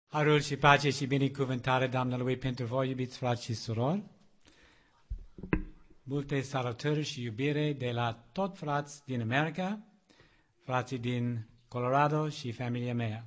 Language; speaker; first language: Romanian; non-native, learner; English